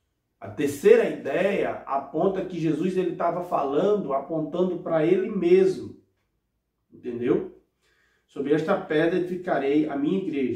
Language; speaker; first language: Portuguese; native; Portuguese